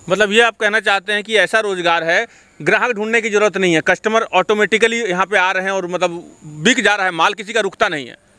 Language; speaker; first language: Hindi; native; Hindi